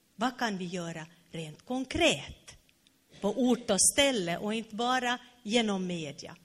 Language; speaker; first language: Swedish; native; Swedish